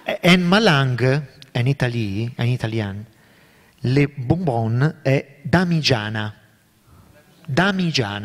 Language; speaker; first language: French; non-native, learner; Italian